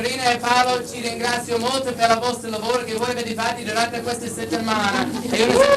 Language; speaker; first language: Italian; non-native, learner; English